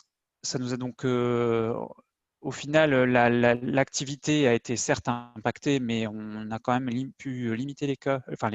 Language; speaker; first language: French; native; French